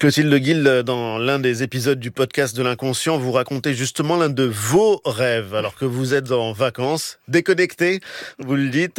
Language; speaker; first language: French; native; French